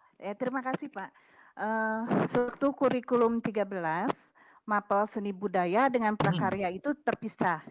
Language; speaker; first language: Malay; non-native, local second language; Sundanese